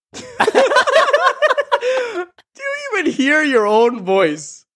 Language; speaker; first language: English; native; English